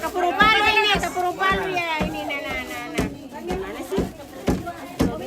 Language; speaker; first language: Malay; non-native, local second language; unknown